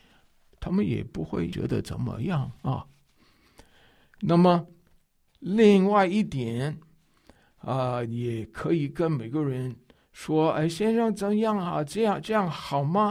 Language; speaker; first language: Chinese; non-native, fluent; English